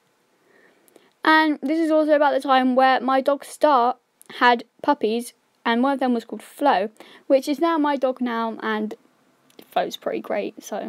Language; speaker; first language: English; native; English